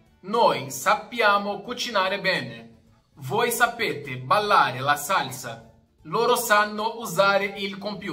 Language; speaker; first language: Italian; non-native, fluent; Portuguese